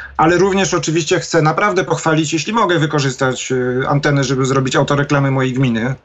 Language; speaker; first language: Polish; native; Polish